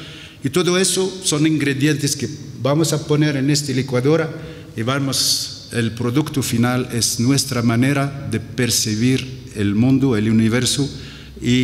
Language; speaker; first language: Spanish; non-native, fluent; Arabic